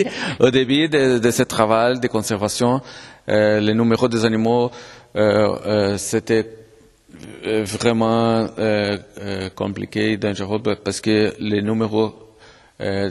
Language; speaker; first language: French; non-native, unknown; Portuguese